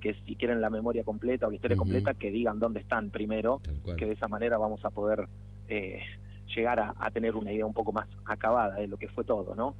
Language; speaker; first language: Spanish; native; Spanish